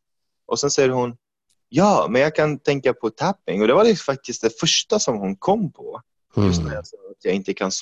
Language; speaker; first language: Swedish; non-native, fluent; Arabic